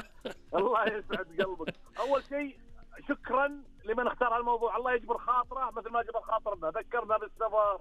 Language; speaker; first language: Arabic; native; Arabic